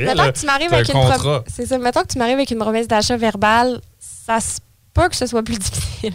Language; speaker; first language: French; native; French